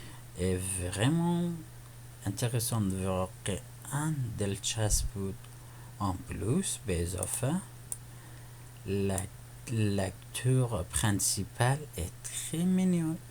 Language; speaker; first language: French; non-native, fluent; Persian